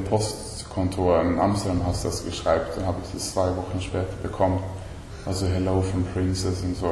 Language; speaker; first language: German; non-native, learner; Swedish